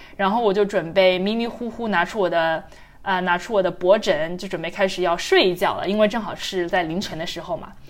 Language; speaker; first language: Chinese; native; Chinese